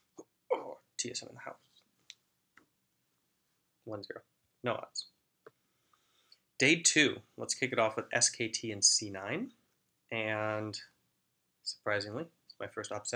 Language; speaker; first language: English; native; English